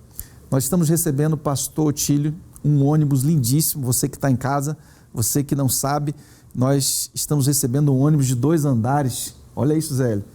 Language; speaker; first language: Portuguese; native; Portuguese